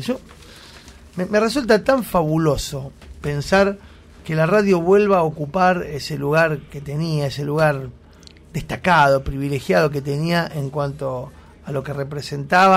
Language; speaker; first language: Spanish; native; Spanish